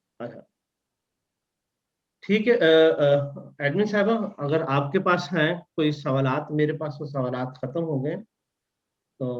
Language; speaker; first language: Urdu; native; Urdu